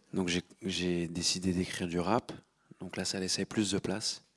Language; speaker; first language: French; native; French